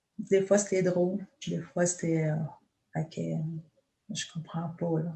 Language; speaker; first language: French; non-native, local second language; Innu-aimun